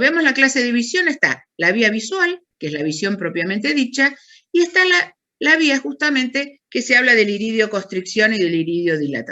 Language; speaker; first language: Spanish; native; Spanish